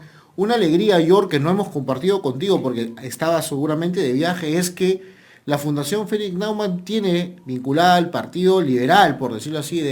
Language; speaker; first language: Spanish; native; Spanish